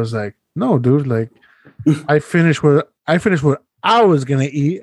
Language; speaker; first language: English; early bilingual, other home language; Spanish